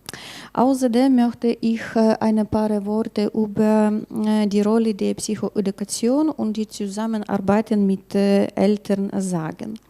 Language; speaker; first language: German; non-native, learner; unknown